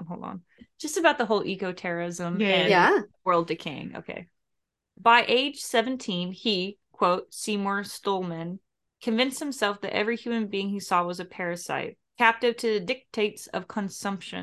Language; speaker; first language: English; native; English